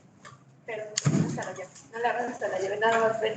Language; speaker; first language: Spanish; native; Spanish